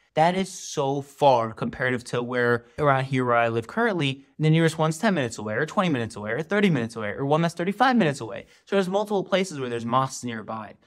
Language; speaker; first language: English; native; English